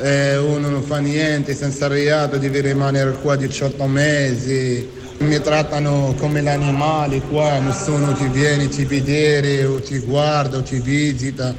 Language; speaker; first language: Italian; non-native, fluent; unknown